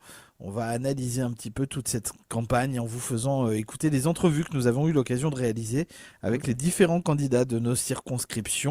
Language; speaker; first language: French; native; French